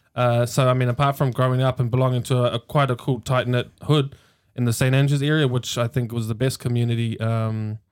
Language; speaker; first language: English; native; English